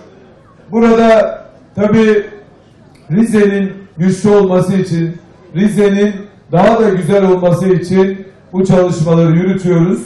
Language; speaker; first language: Turkish; native; Turkish